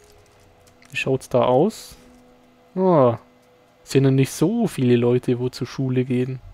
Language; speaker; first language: German; native; German